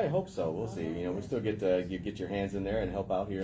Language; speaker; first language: English; native; English